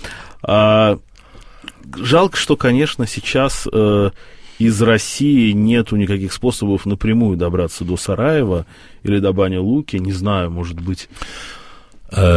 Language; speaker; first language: Russian; native; Russian